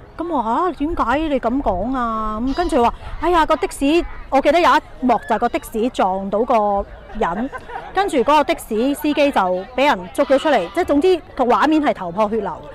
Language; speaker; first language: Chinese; non-native, local second language; Cantonese